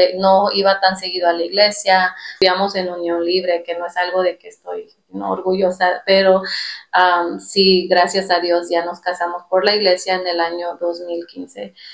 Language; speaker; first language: Spanish; early bilingual, heritage; Spanish